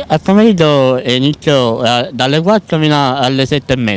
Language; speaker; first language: Italian; non-native, local second language; Sicilian